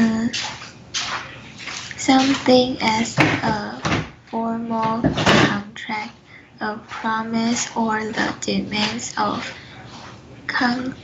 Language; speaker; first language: English; non-native, learner; Chinese